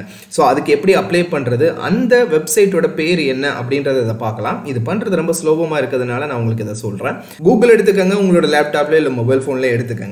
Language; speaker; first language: Tamil; native; Tamil